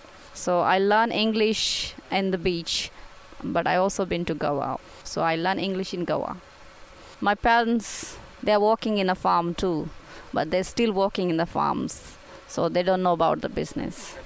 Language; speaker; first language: English; non-native, local second language; Kannada